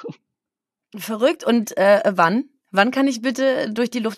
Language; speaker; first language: German; native; German